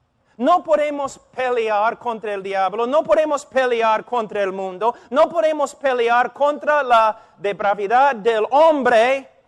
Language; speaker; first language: Spanish; non-native, fluent; English